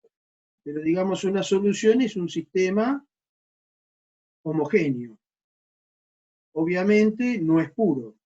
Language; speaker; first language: Spanish; native; Spanish